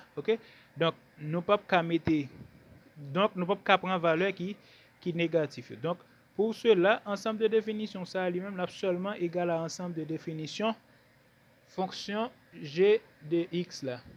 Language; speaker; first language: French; non-native, local second language; Haitian Creole